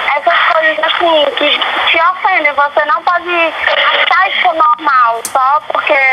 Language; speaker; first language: Portuguese; native; Portuguese